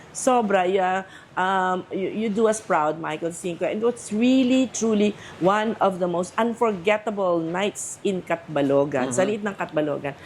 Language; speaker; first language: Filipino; native; Filipino